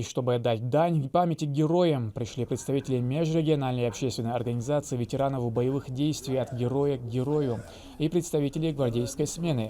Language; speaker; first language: Russian; native; Russian